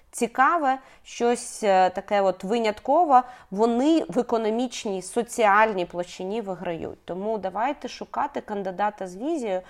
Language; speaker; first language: Ukrainian; native; Ukrainian